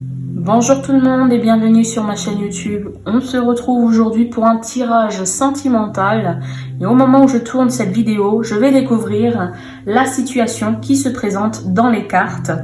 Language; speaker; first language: French; native; French